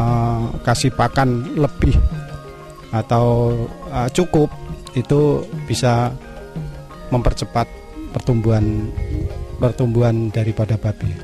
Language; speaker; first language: Indonesian; non-native, local second language; Javanese